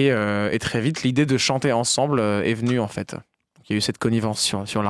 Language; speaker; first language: French; native; French